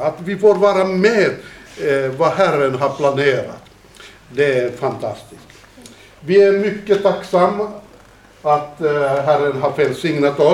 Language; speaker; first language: Swedish; non-native, fluent; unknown